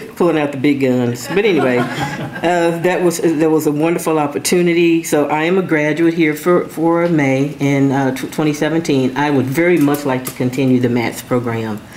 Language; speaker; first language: English; native; English